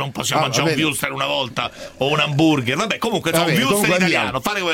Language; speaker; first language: Italian; native; Italian